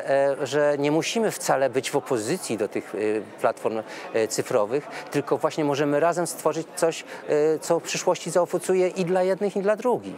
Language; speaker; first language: Polish; native; Polish